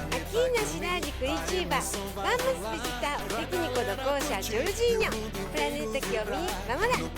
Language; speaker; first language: Portuguese; non-native, learner; Japanese